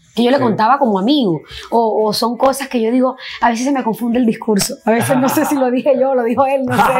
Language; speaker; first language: Spanish; native; Spanish